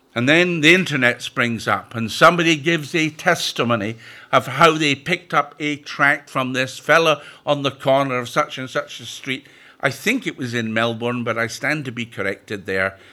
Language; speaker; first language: English; native; English